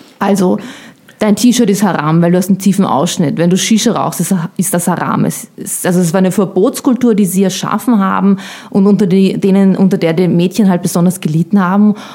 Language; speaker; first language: German; early bilingual, other home language; Bosnian